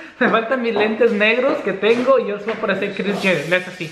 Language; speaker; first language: Spanish; native; Spanish